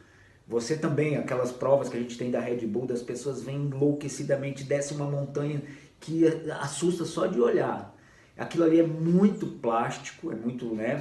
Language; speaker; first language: Portuguese; native; Portuguese